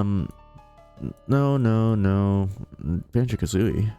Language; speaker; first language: English; native; English